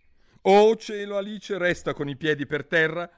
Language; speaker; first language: Italian; native; Italian